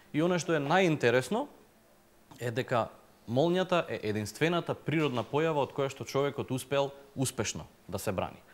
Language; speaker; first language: Macedonian; native; Macedonian